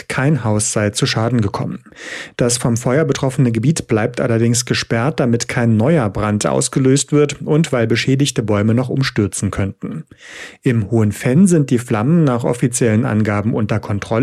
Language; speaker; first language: German; native; German